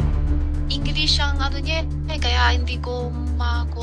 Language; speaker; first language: Filipino; non-native, learner; Chinese